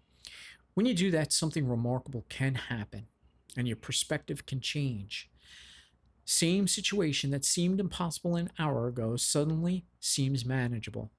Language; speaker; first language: English; native; English